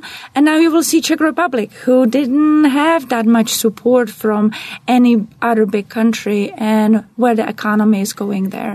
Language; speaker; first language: English; non-native, fluent; Czech